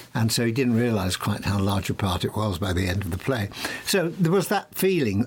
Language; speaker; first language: English; native; English